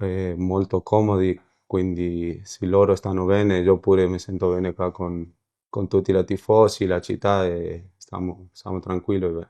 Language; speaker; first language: Italian; non-native, learner; Spanish